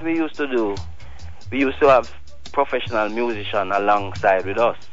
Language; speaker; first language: English; non-native, local second language; Jamaican Creole English